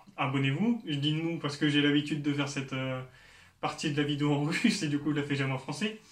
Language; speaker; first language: French; native; French